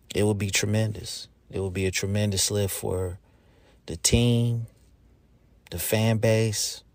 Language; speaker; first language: English; native; English